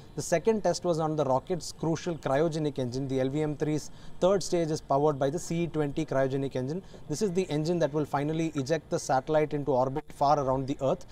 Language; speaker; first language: English; non-native, local second language; Tamil